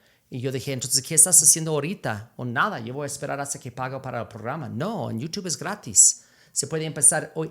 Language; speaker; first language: Spanish; non-native, fluent; English